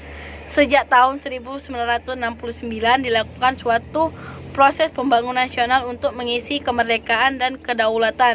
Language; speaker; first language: Indonesian; native; Indonesian